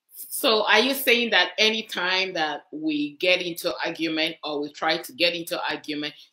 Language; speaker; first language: English; non-native, local second language; Igbo